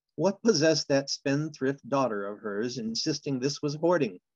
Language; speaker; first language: English; native; English